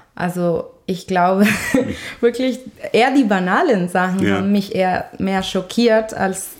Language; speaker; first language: German; non-native, fluent; Spanish